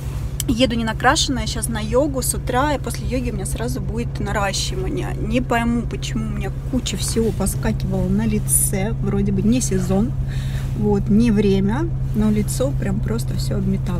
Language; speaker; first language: Russian; native; Russian